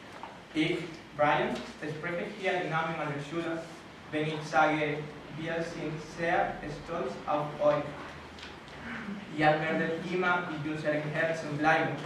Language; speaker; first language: German; non-native, learner; Spanish